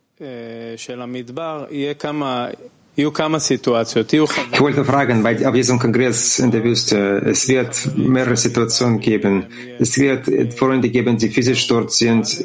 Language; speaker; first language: German; non-native, fluent; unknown